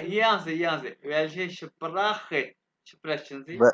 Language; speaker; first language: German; non-native, fluent; Urdu